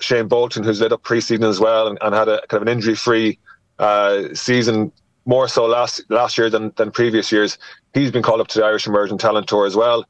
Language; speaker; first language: English; native; English